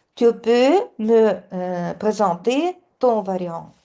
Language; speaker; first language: French; non-native, learner; Russian